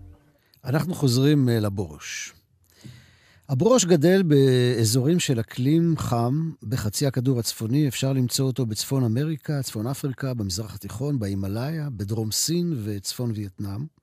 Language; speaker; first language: Hebrew; native; Hebrew